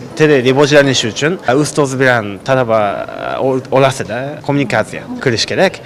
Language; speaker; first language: Uzbek; non-native, learner; Japanese